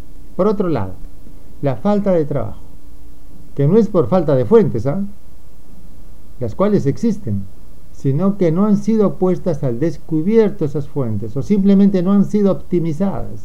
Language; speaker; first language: Spanish; native; Spanish